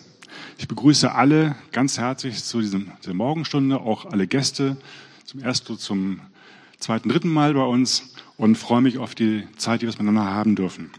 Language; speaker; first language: German; native; German